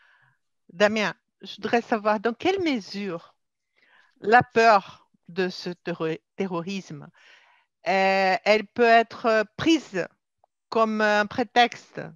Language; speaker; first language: French; non-native, fluent; Portuguese